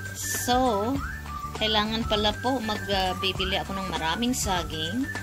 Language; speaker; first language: Filipino; non-native, local second language; Cebuano